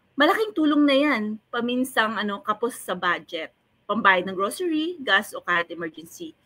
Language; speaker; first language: Filipino; native; Filipino